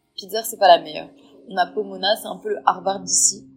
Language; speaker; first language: French; non-native, local second language; Arabic